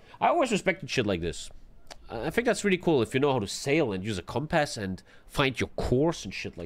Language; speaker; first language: English; non-native, fluent; German